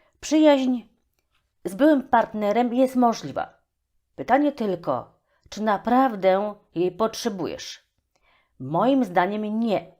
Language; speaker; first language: Polish; native; Polish